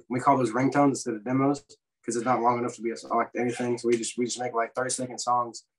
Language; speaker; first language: English; native; English